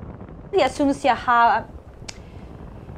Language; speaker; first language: Danish; non-native, fluent; Russian